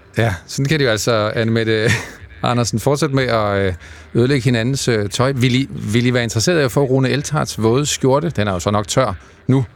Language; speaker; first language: Danish; native; Danish